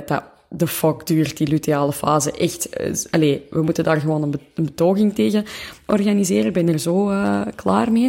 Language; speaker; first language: Dutch; native; Dutch